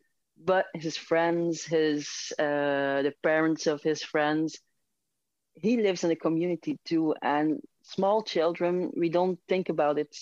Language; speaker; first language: English; non-native, fluent; Dutch